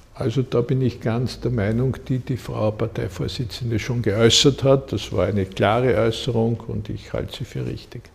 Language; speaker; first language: German; native; German